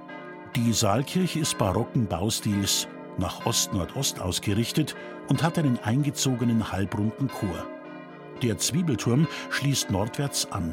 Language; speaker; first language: German; native; German